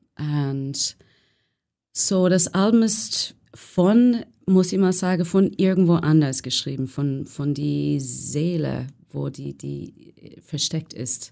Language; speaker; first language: German; non-native, learner; English